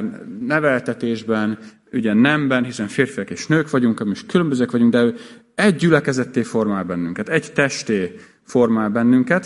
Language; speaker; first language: Hungarian; native; Hungarian